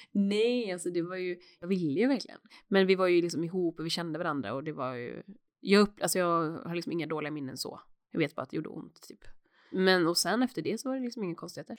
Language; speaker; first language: Swedish; native; Swedish